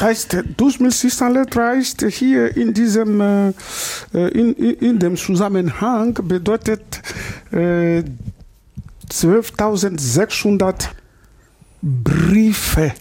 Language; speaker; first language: German; non-native, learner; Lingala